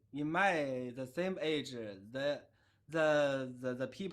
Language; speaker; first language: English; non-native, learner; Chinese